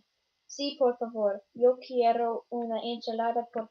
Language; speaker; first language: Spanish; non-native, learner; English